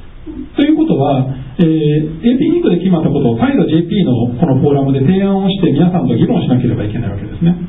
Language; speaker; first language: Japanese; native; Japanese